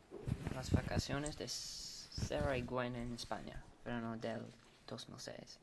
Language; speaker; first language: Spanish; non-native, learner; English